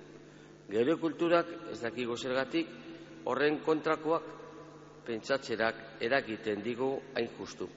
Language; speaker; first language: Basque; native; Basque